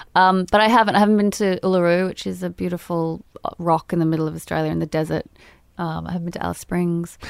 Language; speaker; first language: English; native; English